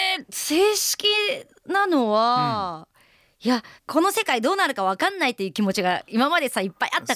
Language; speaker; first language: Japanese; native; Japanese